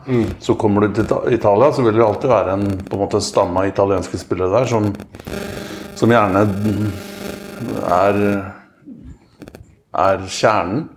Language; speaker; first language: Norwegian; native; Norwegian